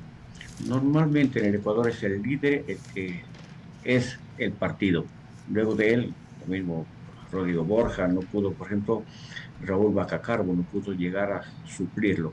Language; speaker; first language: Spanish; native; Spanish